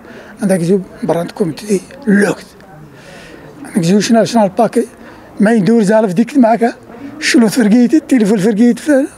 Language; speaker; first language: Dutch; non-native, learner; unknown